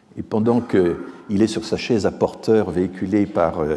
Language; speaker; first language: French; native; French